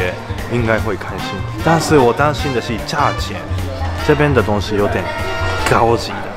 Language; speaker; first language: Chinese; non-native, learner; Japanese